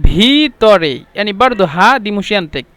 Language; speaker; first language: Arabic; non-native, fluent; Bangla